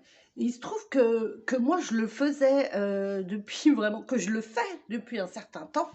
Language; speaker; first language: French; native; French